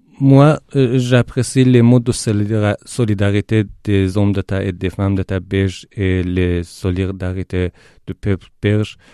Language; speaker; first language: French; non-native, fluent; Persian